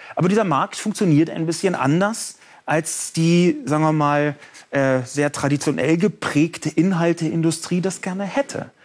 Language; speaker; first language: German; native; German